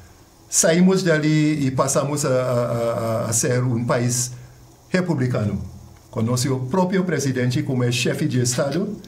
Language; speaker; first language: Portuguese; non-native, fluent; English